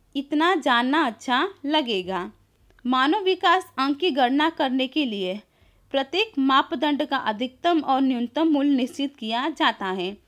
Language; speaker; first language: Hindi; non-native, local second language; Gujarati